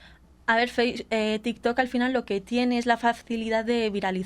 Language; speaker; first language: Spanish; native; Spanish